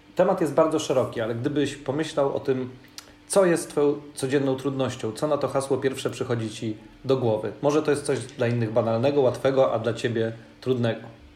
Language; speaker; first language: Polish; native; Polish